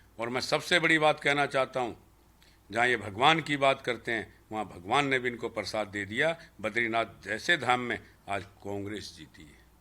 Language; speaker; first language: Hindi; native; Hindi